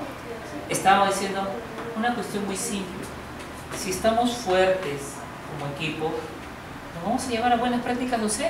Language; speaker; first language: Spanish; native; Spanish